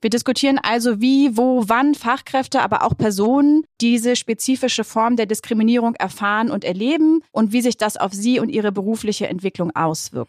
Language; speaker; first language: German; native; German